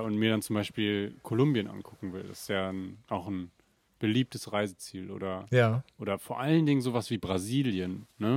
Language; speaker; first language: German; native; German